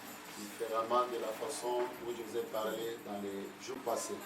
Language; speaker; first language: French; non-native, local second language; Lingala